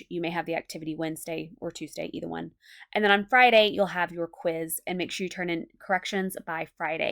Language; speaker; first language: English; native; English